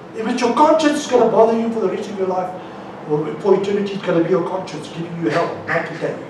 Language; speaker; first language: English; non-native, local second language; Afrikaans